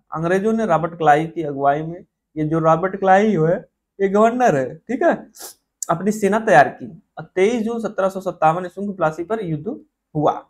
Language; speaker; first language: Hindi; native; Hindi